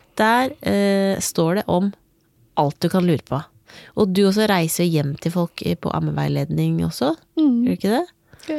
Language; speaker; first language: Norwegian; native; Norwegian